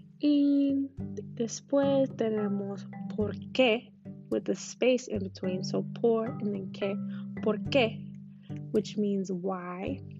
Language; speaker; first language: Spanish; non-native, fluent; English